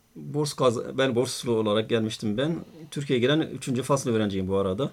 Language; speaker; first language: Turkish; non-native, fluent; Arabic